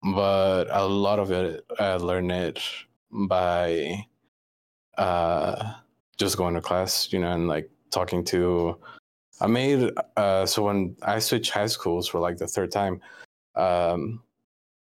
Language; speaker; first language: English; non-native, fluent; Spanish